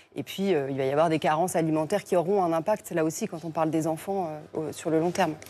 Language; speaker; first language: French; native; French